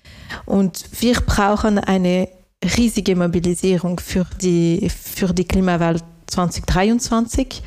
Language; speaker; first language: German; non-native, local second language; French